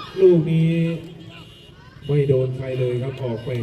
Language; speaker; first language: Thai; native; Thai